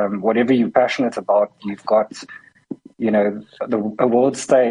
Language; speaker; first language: English; native; English